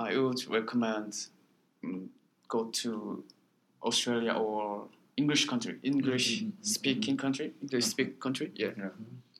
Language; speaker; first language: English; non-native, learner; Korean